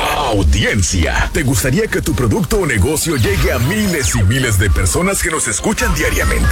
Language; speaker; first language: Spanish; native; Spanish